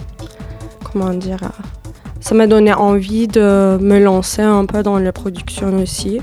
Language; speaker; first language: French; non-native, fluent; Turkish